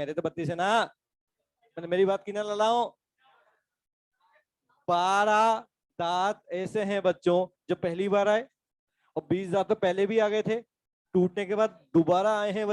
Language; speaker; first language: Hindi; native; Hindi